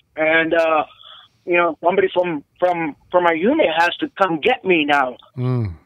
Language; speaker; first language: English; native; English